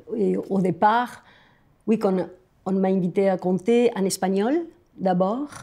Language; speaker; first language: French; non-native, fluent; Spanish